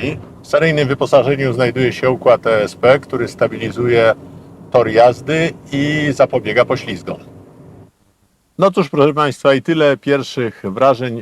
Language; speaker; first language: Polish; native; Polish